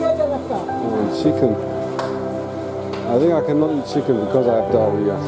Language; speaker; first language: English; non-native, fluent; German